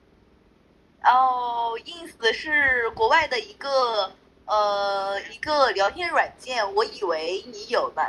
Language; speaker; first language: Chinese; native; Chinese